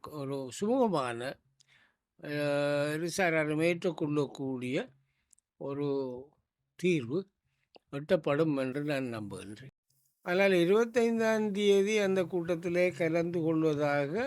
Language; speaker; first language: Tamil; native; Tamil